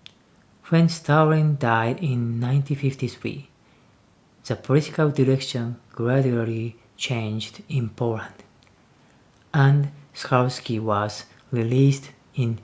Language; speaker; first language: English; non-native, learner; Japanese